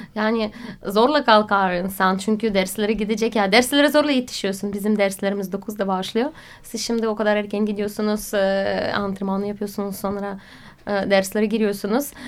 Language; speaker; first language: Turkish; non-native, fluent; Russian